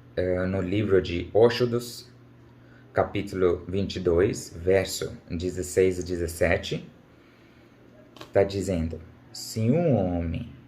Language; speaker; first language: Portuguese; non-native, learner; Urdu